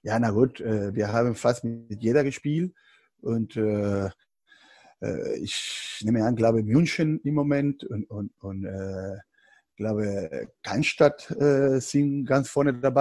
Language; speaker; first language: German; non-native, fluent; Spanish